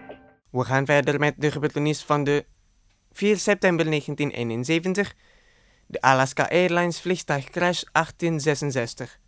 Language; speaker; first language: Dutch; non-native, fluent; Indonesian